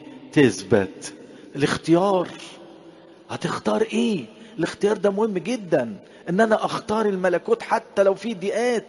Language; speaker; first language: Arabic; native; Arabic